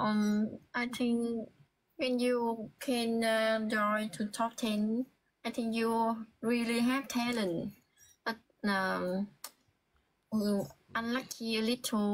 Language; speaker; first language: English; non-native, learner; Vietnamese